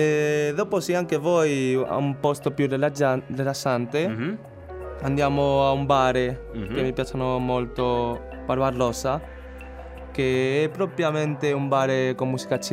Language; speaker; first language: Italian; non-native, learner; Chinese